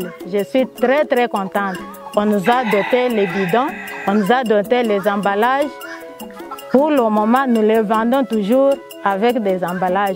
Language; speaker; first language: French; non-native, local second language; Luba-Lulua